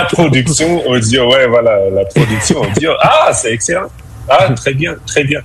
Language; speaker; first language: French; non-native, fluent; English